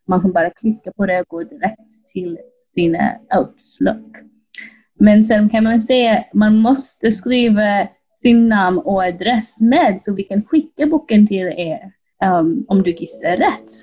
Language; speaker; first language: Swedish; non-native, fluent; English